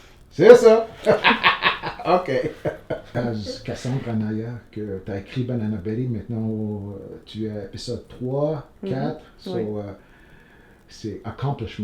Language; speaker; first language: French; non-native, learner; English